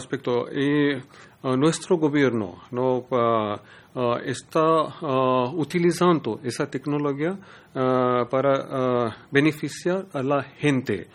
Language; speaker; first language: Spanish; non-native, learner; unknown